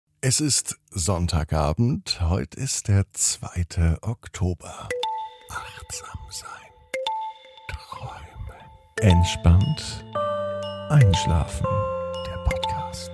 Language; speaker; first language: German; native; German